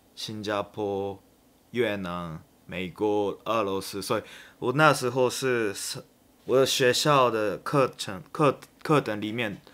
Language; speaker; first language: Chinese; non-native, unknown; Japanese